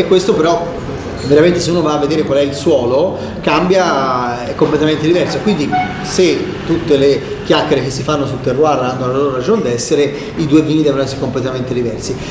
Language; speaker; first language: Italian; native; Italian